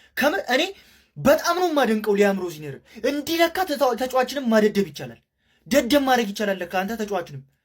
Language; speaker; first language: Amharic; native; Amharic